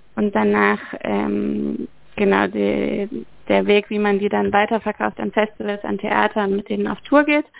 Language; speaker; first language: German; native; German